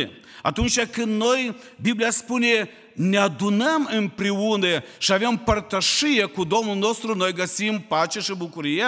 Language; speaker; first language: Romanian; non-native, local second language; Ukrainian